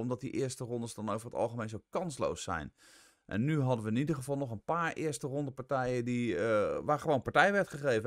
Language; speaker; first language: Dutch; native; Dutch